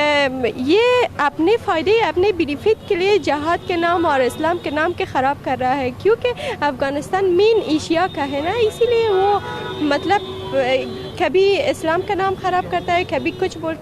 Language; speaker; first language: Hindi; non-native, fluent; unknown